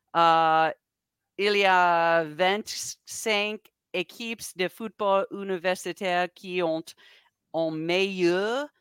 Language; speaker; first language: French; non-native, learner; English